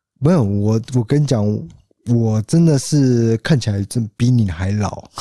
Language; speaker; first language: Chinese; native; Chinese